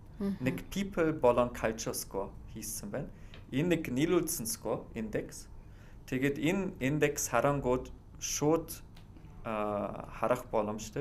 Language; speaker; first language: Mongolian; non-native, fluent; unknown